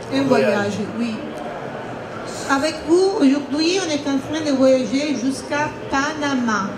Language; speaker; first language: French; non-native, fluent; Italian